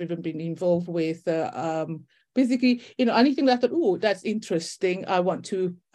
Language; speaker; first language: English; non-native, local second language; Malay